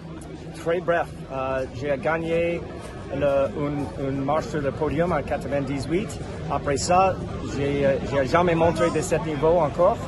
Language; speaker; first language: French; non-native, fluent; English